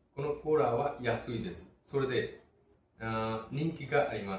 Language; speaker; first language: Japanese; non-native, fluent; Bangla